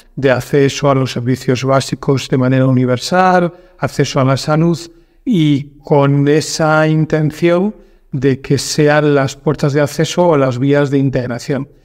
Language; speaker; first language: Spanish; native; Spanish